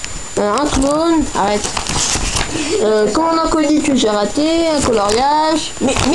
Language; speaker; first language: French; native; French